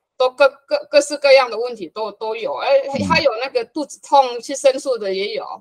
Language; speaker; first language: Chinese; non-native, fluent; Hakka Chinese